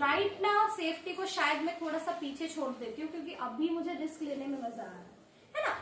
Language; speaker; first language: Hindi; non-native, local second language; Odia